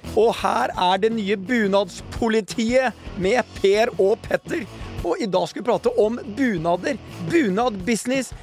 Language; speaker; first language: Norwegian; native; Norwegian